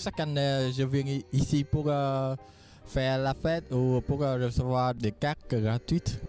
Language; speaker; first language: French; non-native, fluent; Vietnamese